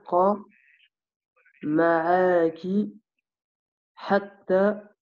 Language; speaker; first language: Arabic; non-native, learner; French